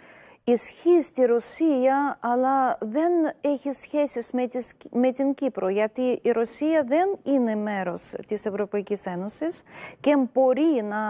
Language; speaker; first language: Greek; non-native, learner; Russian